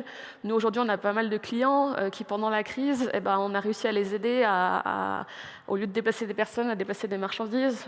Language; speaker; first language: French; native; French